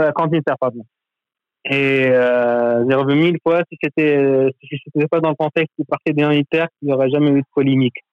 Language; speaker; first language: French; non-native, local second language; Arabic